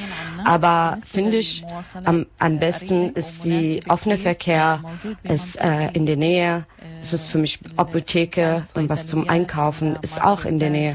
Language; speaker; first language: German; non-native, learner; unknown